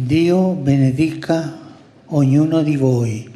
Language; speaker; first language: Italian; non-native, fluent; Spanish